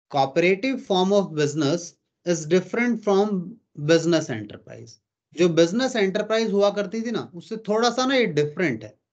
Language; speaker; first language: Hindi; native; Hindi